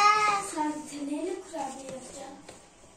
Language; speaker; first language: Turkish; early bilingual, heritage; Turkish